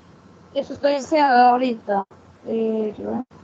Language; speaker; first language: Spanish; native; Spanish